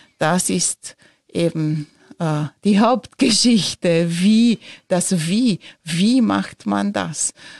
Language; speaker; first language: German; non-native, fluent; Romanian